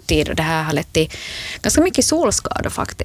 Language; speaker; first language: Swedish; native; Swedish